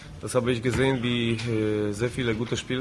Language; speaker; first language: German; non-native, fluent; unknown